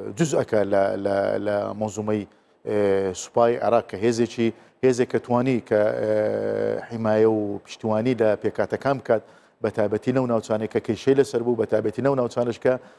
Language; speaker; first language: Central Kurdish; non-native, local second language; Azerbaijani